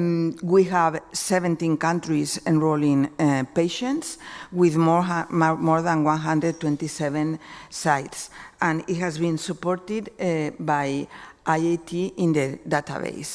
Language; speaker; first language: English; non-native, fluent; Spanish